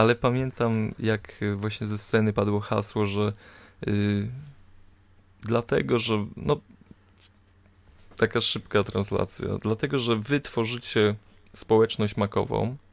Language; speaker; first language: Polish; native; Polish